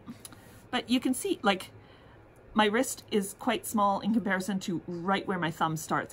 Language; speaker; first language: English; native; English